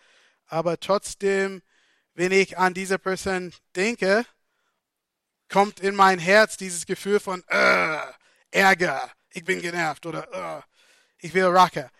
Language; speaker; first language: German; non-native, fluent; English